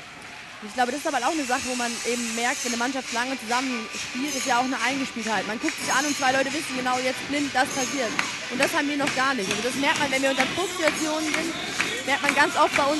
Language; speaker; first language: German; native; German